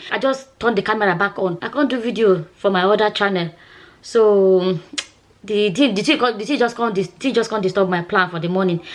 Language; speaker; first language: Nigerian Pidgin; non-native, local second language; Igbo